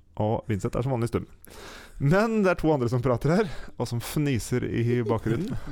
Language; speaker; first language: Norwegian; native; Norwegian